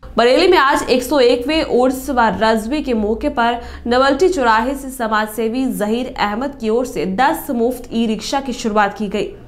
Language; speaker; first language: Hindi; native; Hindi